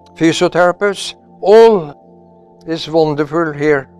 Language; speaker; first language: English; non-native, fluent; Norwegian